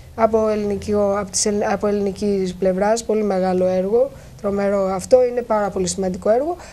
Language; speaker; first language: Greek; native; Greek